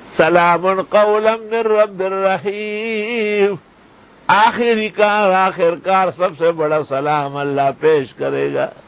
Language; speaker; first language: Urdu; non-native, local second language; Pashto